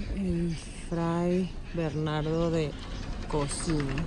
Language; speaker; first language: Spanish; native; Spanish